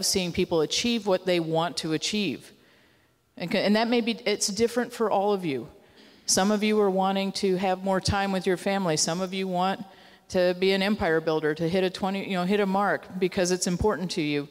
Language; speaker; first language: English; native; English